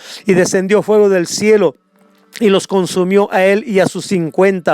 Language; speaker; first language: Spanish; native; Spanish